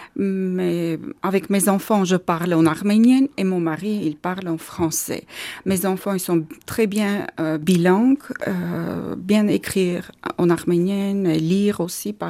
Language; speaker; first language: French; non-native, learner; Armenian